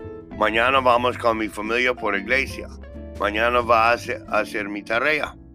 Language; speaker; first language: Spanish; non-native, learner; English